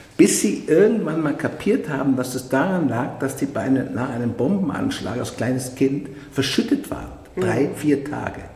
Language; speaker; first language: German; native; German